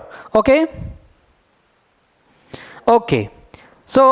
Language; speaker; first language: English; non-native, fluent; Hindi